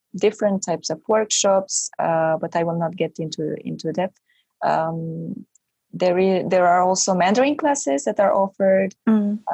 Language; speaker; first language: English; non-native, fluent; Romanian